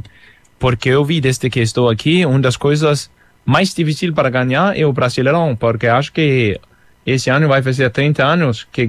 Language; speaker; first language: Portuguese; non-native, fluent; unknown